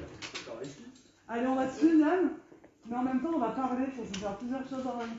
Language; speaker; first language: French; native; French